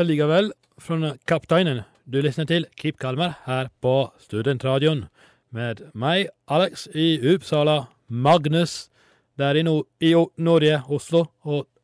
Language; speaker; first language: Swedish; non-native, learner; Italian